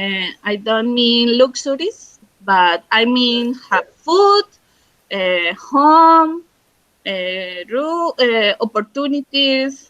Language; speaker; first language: English; non-native, learner; Spanish